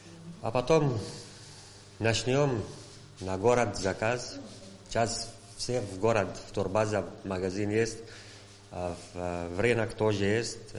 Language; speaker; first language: Russian; non-native, learner; Arabic